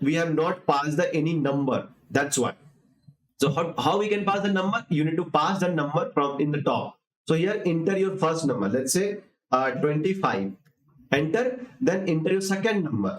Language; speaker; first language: English; non-native, local second language; Hindi